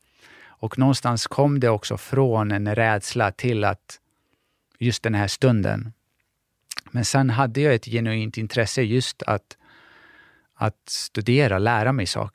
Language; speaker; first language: Swedish; early bilingual, other home language; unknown